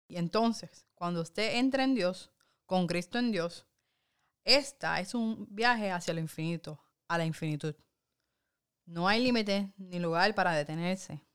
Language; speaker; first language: Spanish; early bilingual, heritage; Spanish